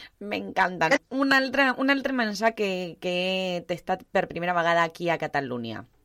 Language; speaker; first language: Catalan; early bilingual, heritage; Spanish